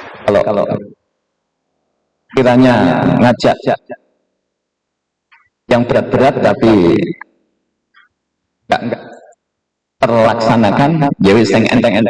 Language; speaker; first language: Indonesian; non-native, local second language; Javanese